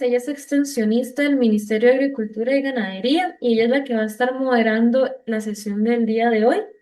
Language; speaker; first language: Spanish; native; Spanish